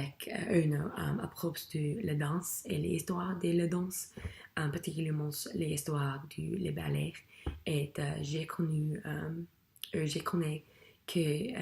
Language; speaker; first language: French; non-native, learner; English